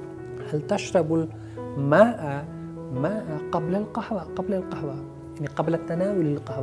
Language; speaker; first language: Arabic; non-native, fluent; Urdu